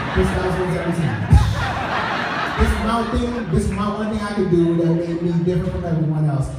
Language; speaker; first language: English; native; English